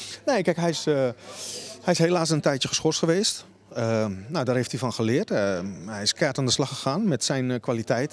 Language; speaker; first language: Dutch; native; Dutch